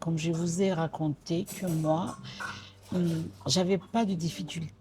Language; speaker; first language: French; non-native, local second language; Malagasy